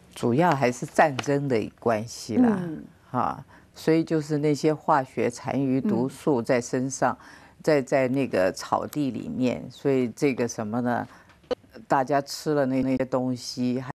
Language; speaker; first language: Chinese; native; Chinese